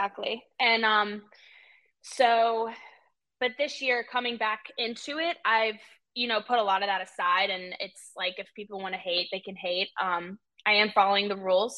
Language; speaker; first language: English; native; English